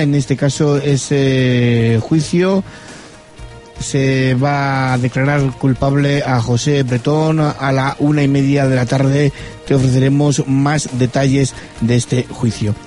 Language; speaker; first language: Spanish; native; Spanish